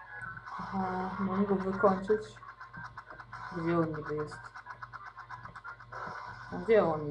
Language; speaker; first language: Polish; native; Polish